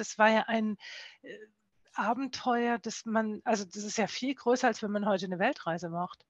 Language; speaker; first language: German; native; German